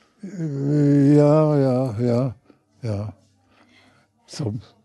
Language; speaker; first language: Dutch; non-native, fluent; English